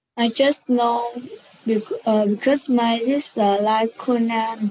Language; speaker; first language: English; non-native, learner; Vietnamese